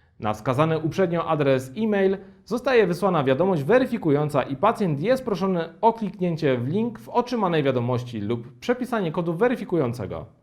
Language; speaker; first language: Polish; native; Polish